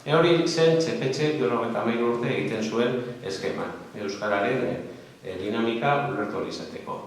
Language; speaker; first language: Basque; non-native, local second language; Spanish